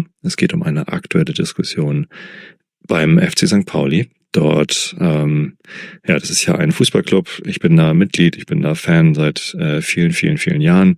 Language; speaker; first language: German; native; German